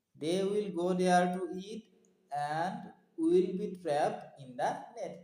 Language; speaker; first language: English; non-native, local second language; Assamese